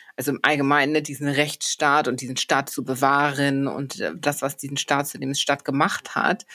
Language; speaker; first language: German; early bilingual, other home language; Polish